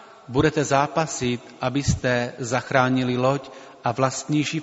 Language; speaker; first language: Czech; native; Czech